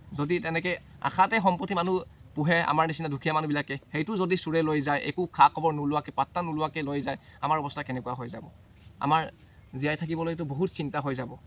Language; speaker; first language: Assamese; native; Assamese